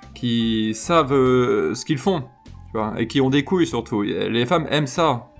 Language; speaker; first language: French; native; French